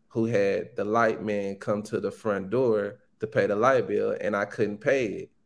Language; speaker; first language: English; native; English